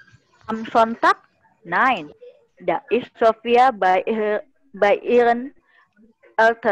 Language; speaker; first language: German; non-native, learner; Indonesian